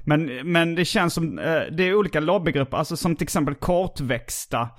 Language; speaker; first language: Swedish; native; Swedish